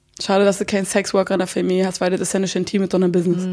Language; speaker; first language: German; native; German